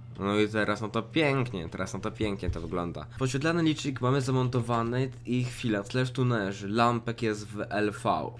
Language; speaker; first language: Polish; native; Polish